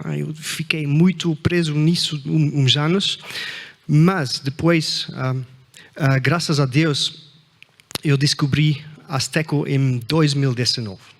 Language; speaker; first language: Portuguese; non-native, fluent; Dutch